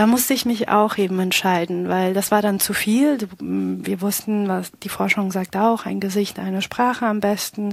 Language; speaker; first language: German; early bilingual, other home language; Pashto